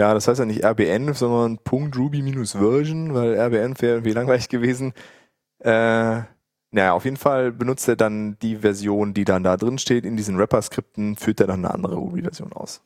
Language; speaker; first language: German; native; German